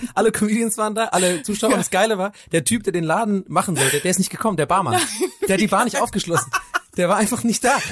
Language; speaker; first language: German; non-native, fluent; English